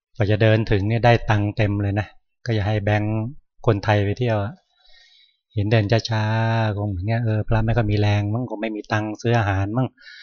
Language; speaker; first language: Thai; native; Thai